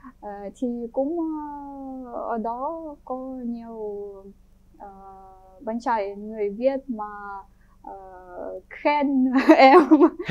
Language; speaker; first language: Vietnamese; non-native, fluent; Ukrainian